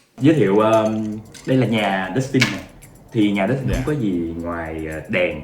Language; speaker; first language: Vietnamese; non-native, fluent; English